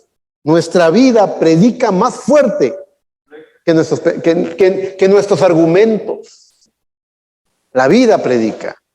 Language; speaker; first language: Spanish; native; Spanish